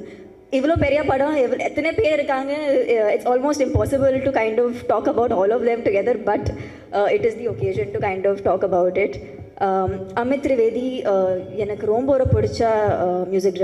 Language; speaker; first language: Tamil; non-native, fluent; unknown